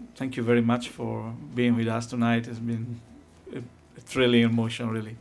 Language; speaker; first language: English; non-native, fluent; Italian